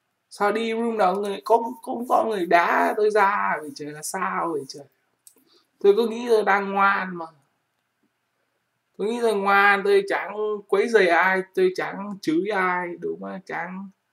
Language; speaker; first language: Vietnamese; native; Vietnamese